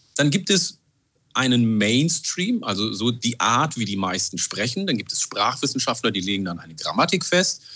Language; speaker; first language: German; non-native, fluent; Oromo